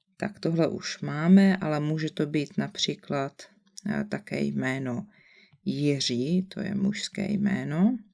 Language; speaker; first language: Czech; native; Czech